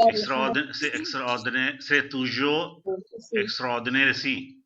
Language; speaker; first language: French; non-native, fluent; Urdu